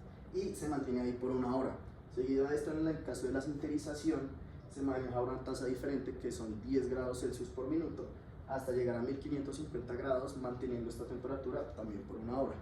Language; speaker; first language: Spanish; native; Spanish